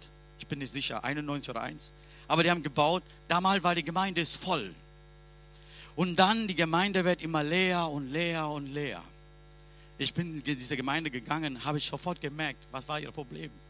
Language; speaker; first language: German; non-native, learner; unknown